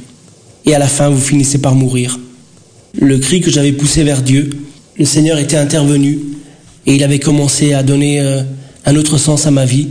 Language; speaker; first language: French; early bilingual, other home language; Portuguese